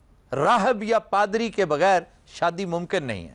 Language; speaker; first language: Urdu; native; Urdu